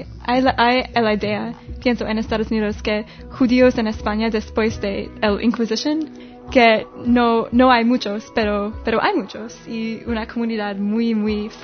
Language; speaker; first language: Spanish; non-native, learner; English